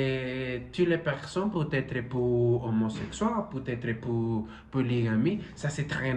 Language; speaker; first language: French; non-native, learner; Spanish